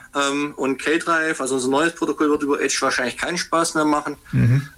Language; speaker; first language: German; native; German